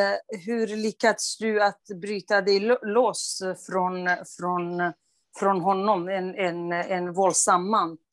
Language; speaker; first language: Swedish; non-native, fluent; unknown